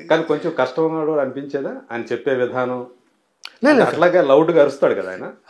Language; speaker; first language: Telugu; native; Telugu